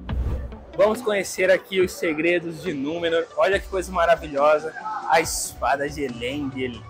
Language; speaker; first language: Portuguese; native; Portuguese